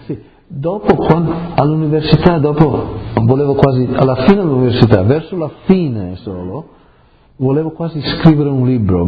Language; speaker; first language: Italian; early bilingual, heritage; Friulian